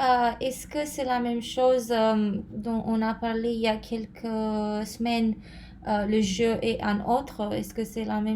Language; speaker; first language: French; non-native, fluent; Romanian